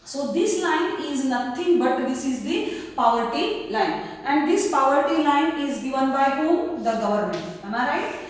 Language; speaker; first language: English; non-native, local second language; Kannada